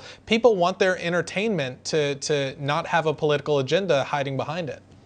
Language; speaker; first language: English; native; English